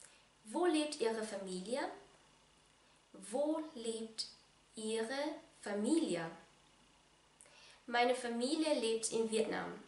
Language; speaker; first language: German; non-native, fluent; Vietnamese